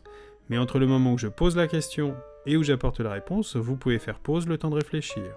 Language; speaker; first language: French; native; French